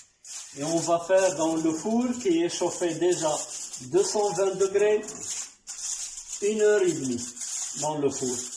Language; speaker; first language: French; non-native, learner; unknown